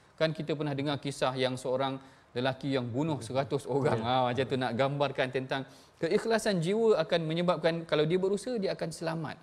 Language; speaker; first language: Malay; native; Malay